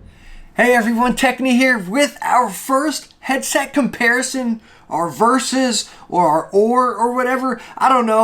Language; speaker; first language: English; native; English